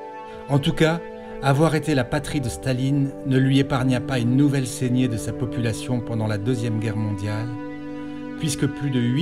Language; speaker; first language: French; native; French